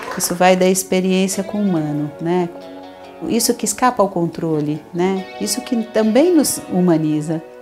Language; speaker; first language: Portuguese; native; Portuguese